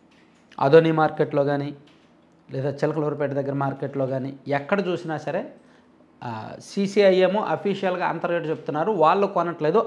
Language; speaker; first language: Telugu; native; Telugu